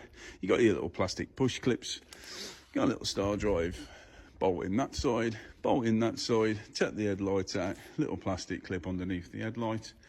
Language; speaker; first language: English; native; English